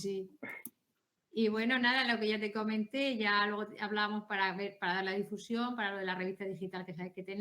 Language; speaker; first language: Spanish; native; Spanish